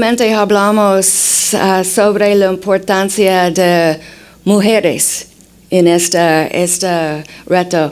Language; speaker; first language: Spanish; non-native, fluent; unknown